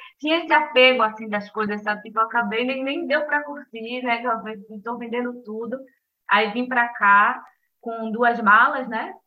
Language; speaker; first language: Portuguese; native; Portuguese